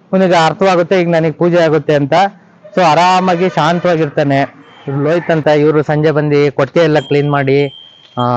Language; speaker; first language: Kannada; native; Kannada